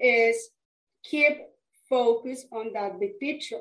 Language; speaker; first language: English; non-native, fluent; Spanish